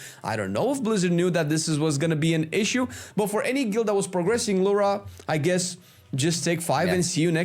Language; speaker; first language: English; native; English